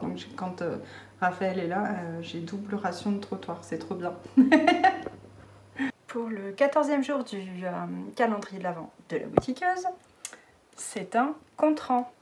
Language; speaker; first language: French; native; French